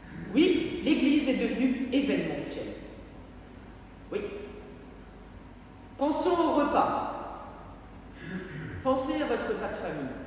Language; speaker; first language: French; native; French